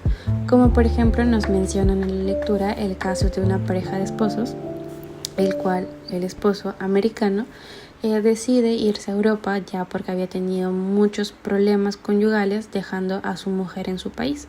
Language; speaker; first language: Spanish; native; Spanish